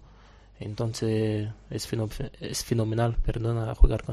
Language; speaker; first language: Spanish; non-native, fluent; Portuguese